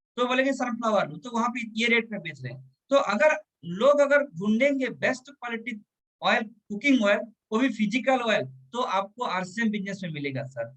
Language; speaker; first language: Hindi; non-native, local second language; Telugu